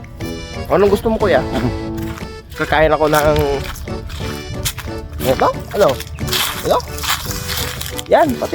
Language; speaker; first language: Filipino; non-native, local second language; Cebuano